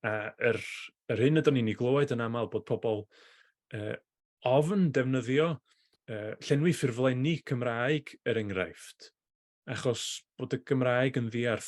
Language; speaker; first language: Welsh; native; Welsh